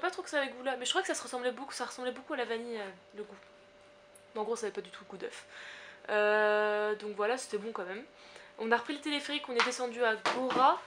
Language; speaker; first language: French; native; French